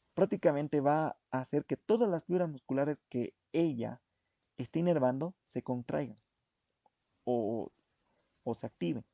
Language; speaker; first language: Spanish; native; Spanish